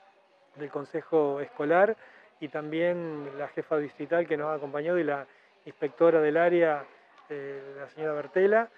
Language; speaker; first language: Spanish; native; Spanish